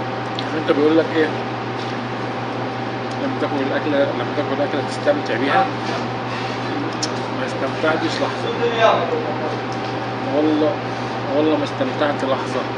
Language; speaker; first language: Arabic; native; Arabic